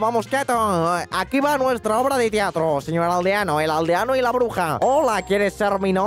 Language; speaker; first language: Spanish; native; Spanish